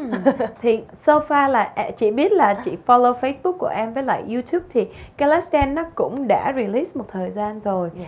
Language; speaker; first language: Vietnamese; native; Vietnamese